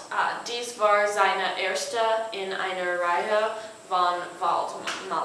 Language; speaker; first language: German; non-native, learner; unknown